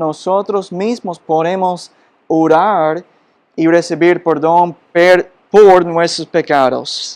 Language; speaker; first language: Spanish; non-native, fluent; English